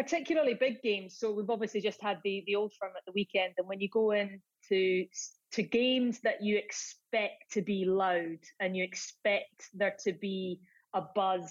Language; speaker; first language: English; native; English